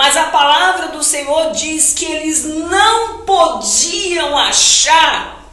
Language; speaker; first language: Portuguese; native; Portuguese